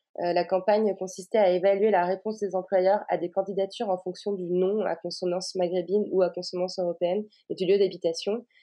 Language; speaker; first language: French; native; French